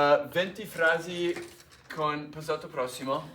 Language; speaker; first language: Italian; non-native, fluent; English